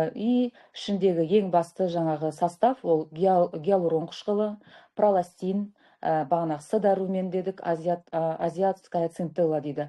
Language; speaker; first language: Kazakh; native; Kazakh